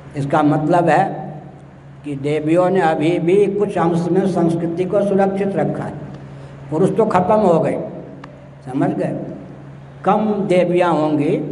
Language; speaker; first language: Hindi; non-native, local second language; Maithili